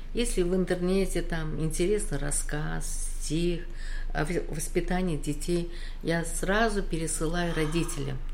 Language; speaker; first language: Russian; native; Russian